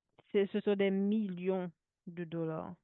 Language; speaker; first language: French; non-native, local second language; Haitian Creole